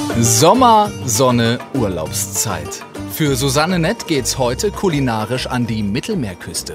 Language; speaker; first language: German; native; German